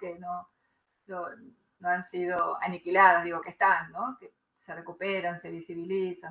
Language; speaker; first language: Spanish; native; Spanish